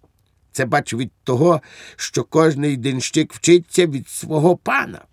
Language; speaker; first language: Ukrainian; native; Ukrainian